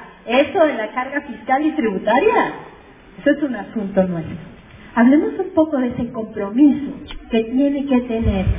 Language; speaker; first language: Spanish; native; Spanish